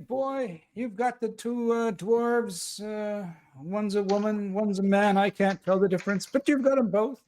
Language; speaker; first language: English; native; English